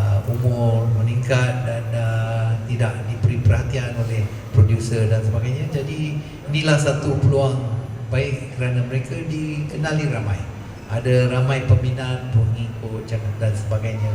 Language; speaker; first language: Malay; native; Malay